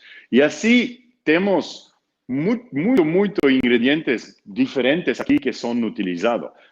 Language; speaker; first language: Spanish; non-native, fluent; Dutch